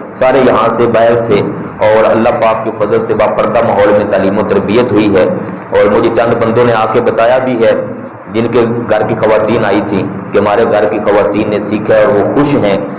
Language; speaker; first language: Urdu; non-native, local second language; Punjabi